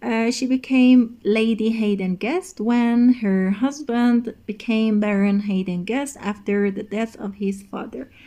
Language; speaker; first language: English; non-native, fluent; Persian